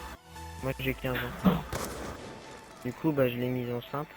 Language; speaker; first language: French; native; French